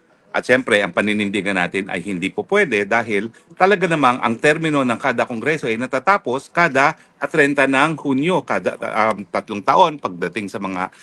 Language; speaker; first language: Filipino; native; Filipino